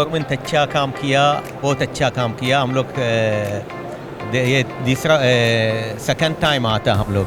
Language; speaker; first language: Hindi; non-native, learner; Arabic